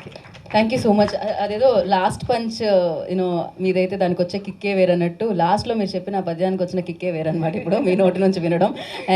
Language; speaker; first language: Telugu; native; Telugu